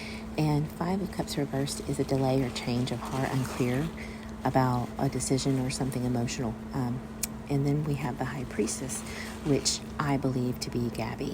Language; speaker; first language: English; native; English